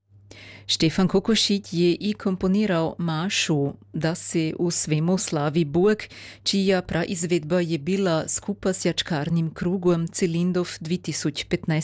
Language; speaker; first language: Serbian; native; Serbian